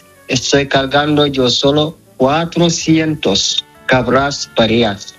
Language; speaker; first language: Spanish; non-native, learner; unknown